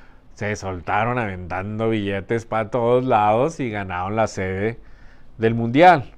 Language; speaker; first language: Spanish; native; Spanish